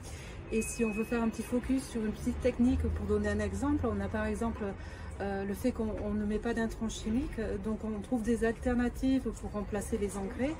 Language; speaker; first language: French; native; French